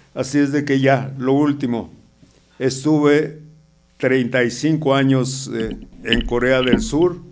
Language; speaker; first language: Spanish; native; Spanish